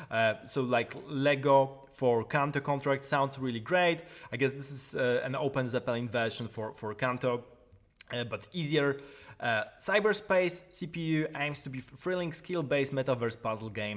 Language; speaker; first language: English; non-native, fluent; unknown